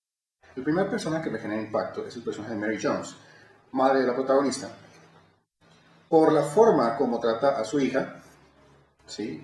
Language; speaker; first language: Spanish; native; Spanish